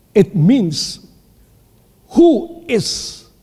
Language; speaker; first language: English; non-native, fluent; Indonesian